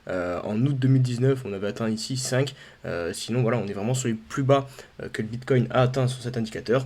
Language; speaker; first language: French; native; French